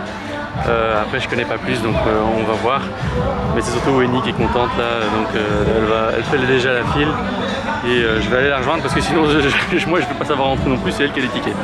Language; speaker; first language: French; native; French